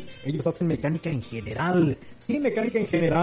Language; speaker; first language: Spanish; native; Spanish